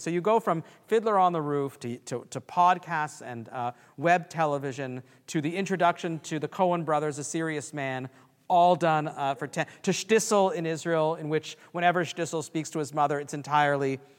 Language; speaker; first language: English; native; English